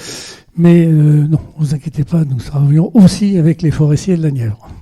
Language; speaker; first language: French; native; French